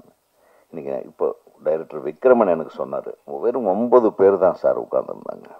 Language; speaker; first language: Tamil; native; Tamil